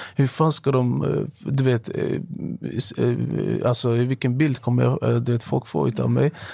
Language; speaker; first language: Swedish; non-native, fluent; Arabic